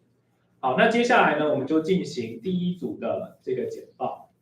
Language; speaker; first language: Chinese; native; Chinese